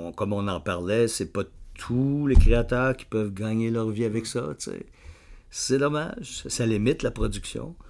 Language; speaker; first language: French; native; French